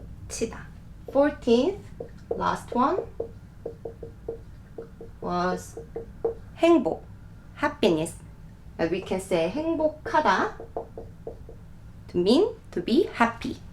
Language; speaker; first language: English; non-native, fluent; Korean